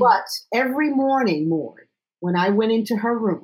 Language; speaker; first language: English; native; English